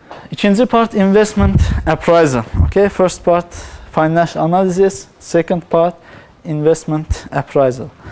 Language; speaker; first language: English; non-native, fluent; Azerbaijani